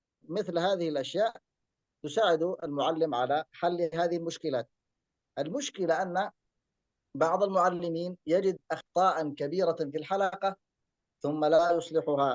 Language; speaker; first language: Arabic; native; Arabic